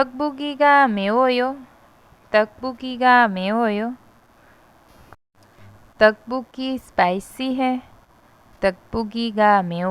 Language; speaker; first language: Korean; non-native, fluent; Hindi